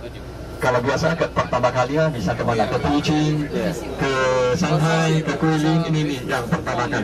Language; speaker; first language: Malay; non-native, fluent; Chinese